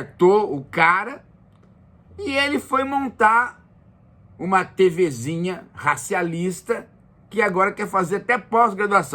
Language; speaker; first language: Portuguese; native; Portuguese